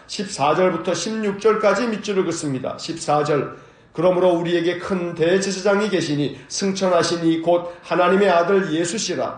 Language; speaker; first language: Korean; native; Korean